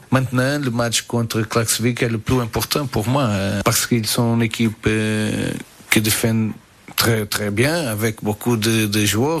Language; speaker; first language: French; non-native, fluent; Portuguese